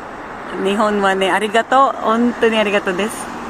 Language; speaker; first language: Japanese; non-native, learner; Filipino